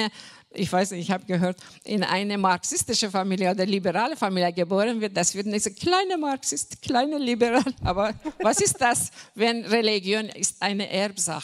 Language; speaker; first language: German; non-native, learner; Persian